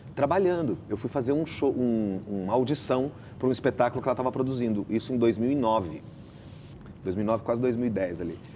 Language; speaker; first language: Portuguese; native; Portuguese